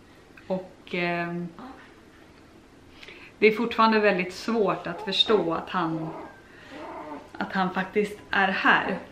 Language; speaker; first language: Swedish; native; Swedish